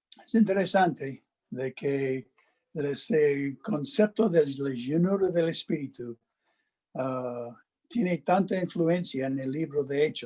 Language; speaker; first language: Spanish; non-native, fluent; English